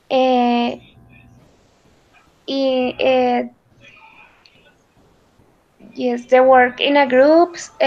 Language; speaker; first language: English; non-native, learner; Spanish